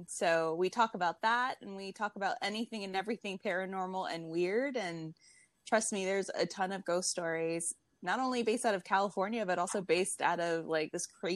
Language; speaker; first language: English; native; English